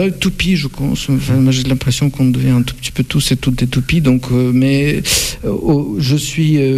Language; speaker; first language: French; non-native, fluent; Russian